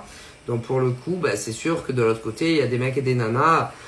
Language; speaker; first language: French; native; French